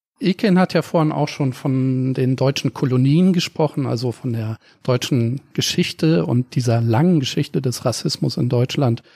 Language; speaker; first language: German; native; German